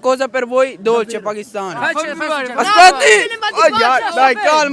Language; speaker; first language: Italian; non-native, learner; Urdu